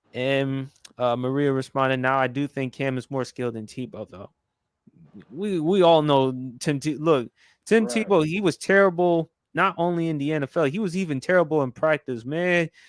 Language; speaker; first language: English; native; English